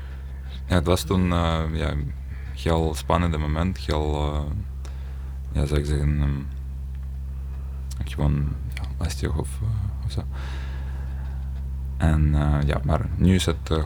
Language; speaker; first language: Dutch; non-native, learner; Ukrainian